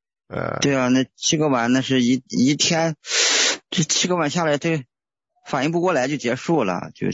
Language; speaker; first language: Chinese; native; Chinese